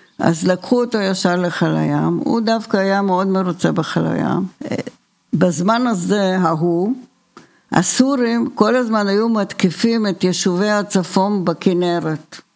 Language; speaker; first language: Hebrew; early bilingual, other home language; Bulgarian